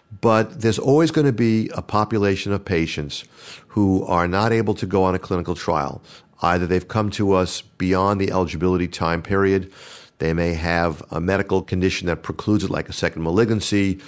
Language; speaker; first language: English; native; English